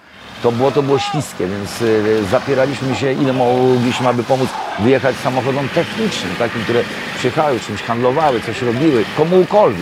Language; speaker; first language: Polish; native; Polish